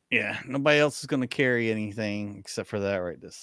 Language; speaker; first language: English; native; English